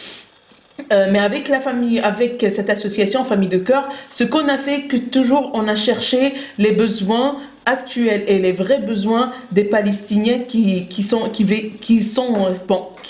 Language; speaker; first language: French; non-native, local second language; Arabic